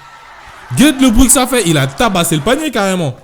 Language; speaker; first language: French; native; French